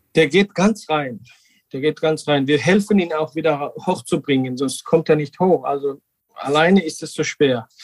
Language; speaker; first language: German; non-native, fluent; Georgian